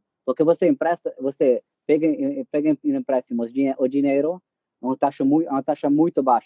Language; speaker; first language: Portuguese; non-native, fluent; Italian